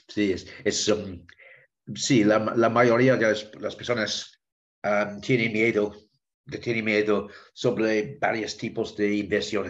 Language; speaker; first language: Spanish; non-native, learner; English